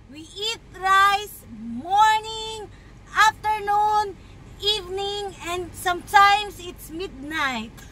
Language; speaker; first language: English; non-native, local second language; Filipino